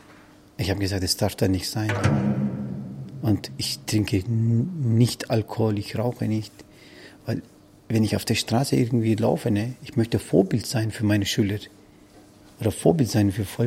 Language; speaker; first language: German; non-native, fluent; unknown